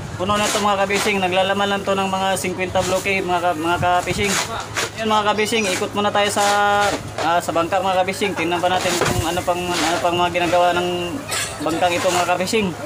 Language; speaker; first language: Filipino; native; Filipino